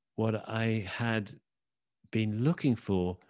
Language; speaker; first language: English; native; English